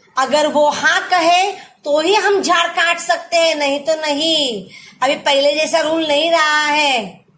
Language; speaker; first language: Hindi; non-native, local second language; Marathi